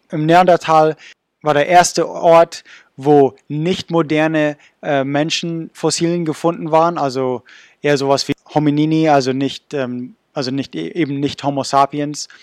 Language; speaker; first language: German; non-native, fluent; English